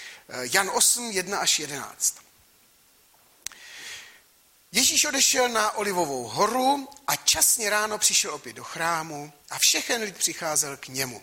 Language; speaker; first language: Czech; native; Czech